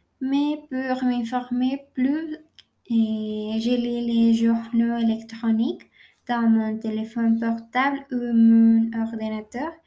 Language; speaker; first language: French; non-native, learner; Spanish